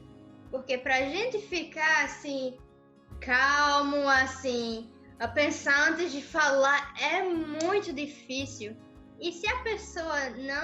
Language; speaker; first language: Portuguese; early bilingual, other home language; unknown